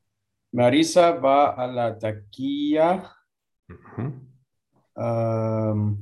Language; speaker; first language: Spanish; non-native, learner; English